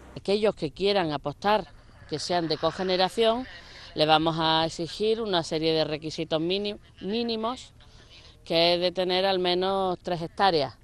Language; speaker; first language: Spanish; native; Spanish